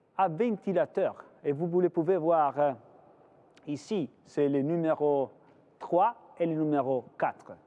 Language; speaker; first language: French; non-native, fluent; Italian